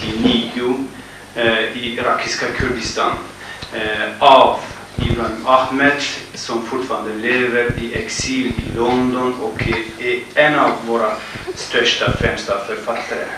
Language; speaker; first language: Swedish; non-native, fluent; Kurdish